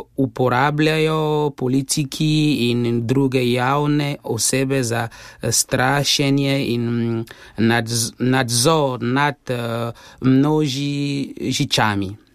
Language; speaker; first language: Slovenian; non-native, fluent; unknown